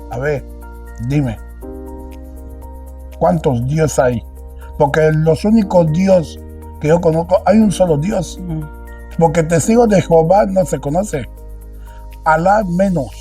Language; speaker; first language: Spanish; non-native, local second language; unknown